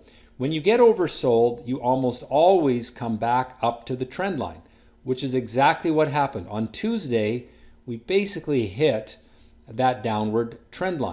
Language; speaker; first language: English; native; English